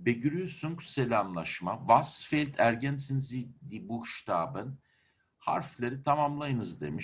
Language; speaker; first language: German; non-native, fluent; Turkish